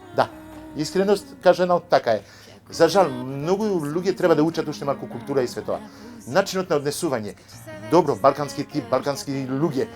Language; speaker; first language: Macedonian; non-native, fluent; French